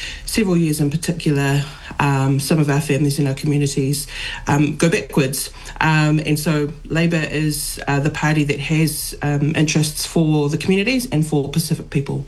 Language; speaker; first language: English; native; English